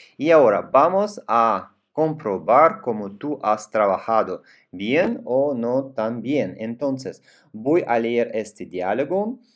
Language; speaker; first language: Spanish; non-native, fluent; Russian